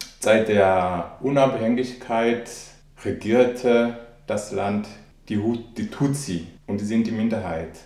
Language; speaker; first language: German; non-native, fluent; Rundi